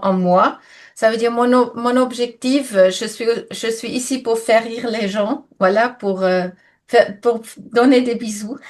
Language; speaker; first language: French; non-native, fluent; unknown